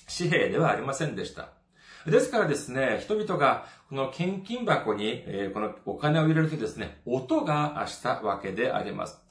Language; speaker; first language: Japanese; non-native, fluent; Korean